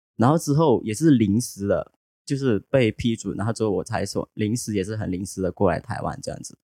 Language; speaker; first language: Chinese; native; Chinese